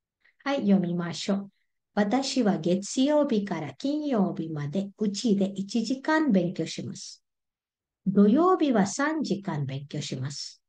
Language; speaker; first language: Japanese; non-native, fluent; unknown